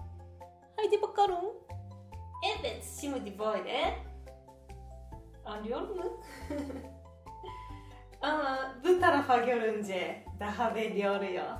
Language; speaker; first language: Turkish; non-native, fluent; Japanese